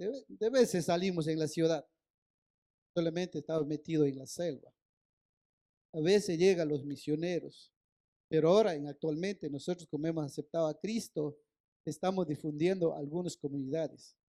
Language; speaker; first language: Spanish; non-native, local second language; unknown